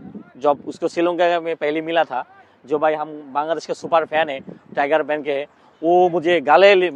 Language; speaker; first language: Hindi; non-native, learner; Bangla